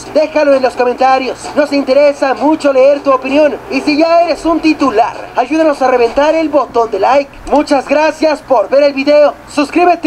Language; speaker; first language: Spanish; native; Spanish